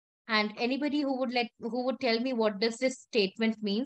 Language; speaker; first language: English; non-native, local second language; Hindi